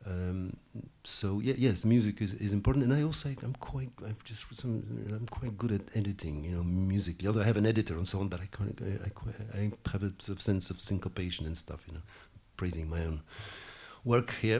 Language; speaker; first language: English; non-native, fluent; Polish